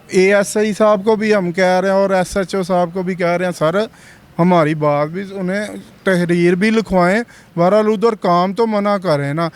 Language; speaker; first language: Urdu; non-native, local second language; Punjabi